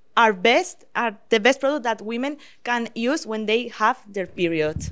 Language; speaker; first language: English; non-native, fluent; Spanish